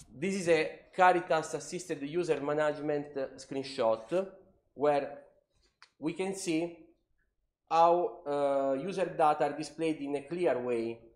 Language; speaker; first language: English; non-native, learner; Italian